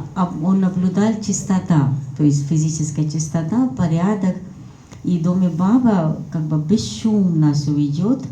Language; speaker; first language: Russian; non-native, fluent; Hindi